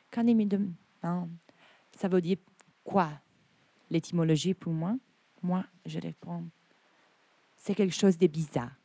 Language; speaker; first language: French; non-native, fluent; Italian